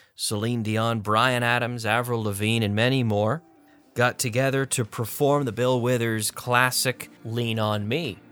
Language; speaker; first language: English; native; English